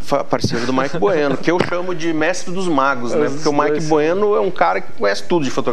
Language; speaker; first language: Portuguese; native; Portuguese